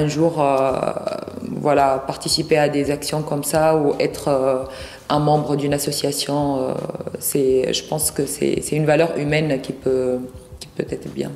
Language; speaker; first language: French; non-native, local second language; Arabic